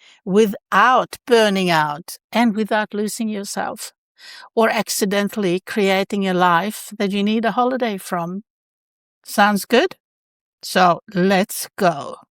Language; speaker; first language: English; non-native, fluent; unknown